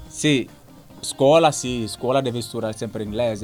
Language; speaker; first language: Italian; non-native, learner; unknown